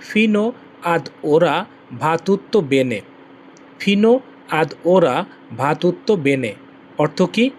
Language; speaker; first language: Italian; non-native, learner; Bangla